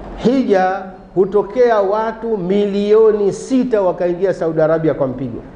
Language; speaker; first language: Swahili; native; Swahili